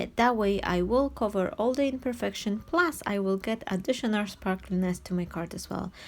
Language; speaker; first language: English; non-native, fluent; Polish